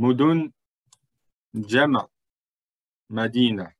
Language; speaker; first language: Arabic; non-native, fluent; French